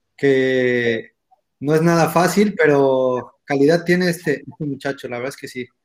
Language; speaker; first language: Spanish; native; Spanish